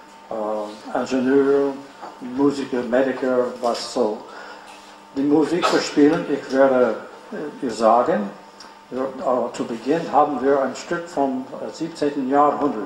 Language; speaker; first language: German; non-native, learner; English